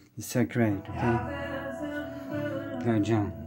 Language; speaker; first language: English; non-native, learner; French